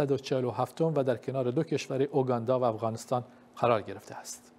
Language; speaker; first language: Persian; non-native, local second language; Kurdish